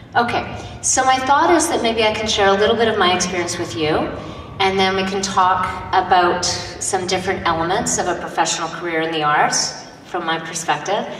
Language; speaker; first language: English; native; English